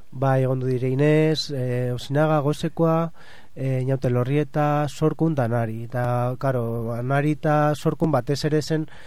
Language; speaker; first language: Basque; non-native, fluent; Catalan